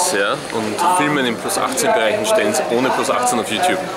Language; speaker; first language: German; native; German